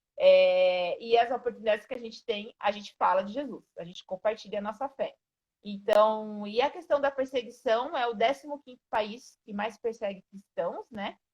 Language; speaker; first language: Portuguese; native; Portuguese